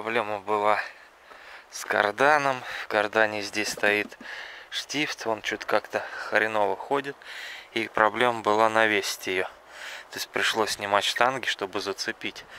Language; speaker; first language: Russian; native; Russian